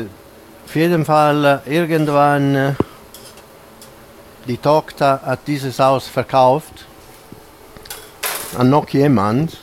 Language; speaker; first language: German; non-native, fluent; Italian